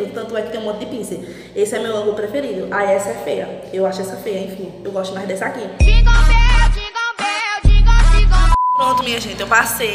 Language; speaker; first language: Portuguese; native; Portuguese